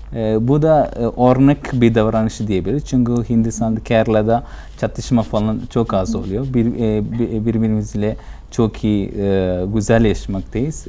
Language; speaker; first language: Turkish; non-native, fluent; Malayalam